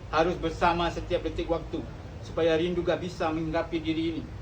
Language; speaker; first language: Malay; native; Malay